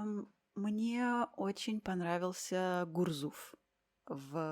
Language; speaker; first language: Russian; native; Russian